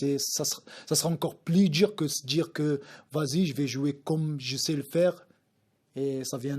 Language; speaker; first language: French; non-native, local second language; Arabic